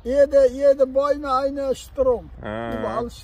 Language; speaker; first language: German; non-native, learner; Turkish